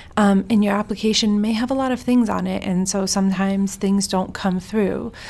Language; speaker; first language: English; early bilingual, heritage; Swedish